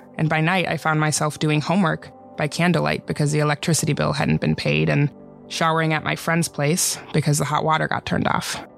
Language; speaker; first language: English; early bilingual, other home language; Swedish